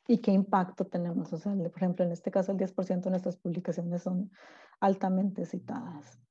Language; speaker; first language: Spanish; native; Spanish